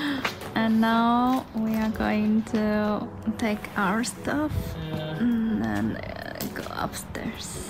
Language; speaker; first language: English; non-native, learner; Chinese